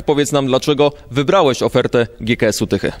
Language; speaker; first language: Polish; native; Polish